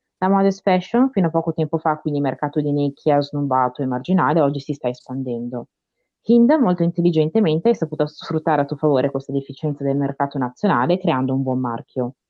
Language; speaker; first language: Italian; early bilingual, other home language; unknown